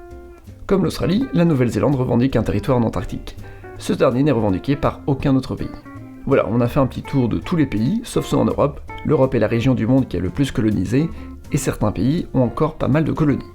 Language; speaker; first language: French; native; French